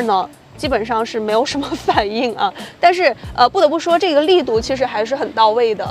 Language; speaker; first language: Chinese; native; Chinese